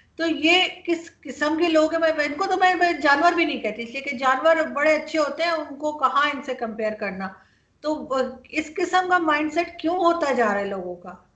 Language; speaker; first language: Urdu; native; Urdu